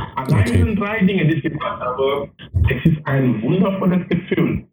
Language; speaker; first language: German; non-native, fluent; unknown